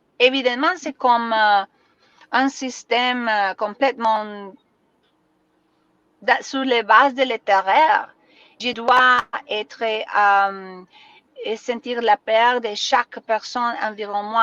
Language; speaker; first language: French; non-native, learner; Spanish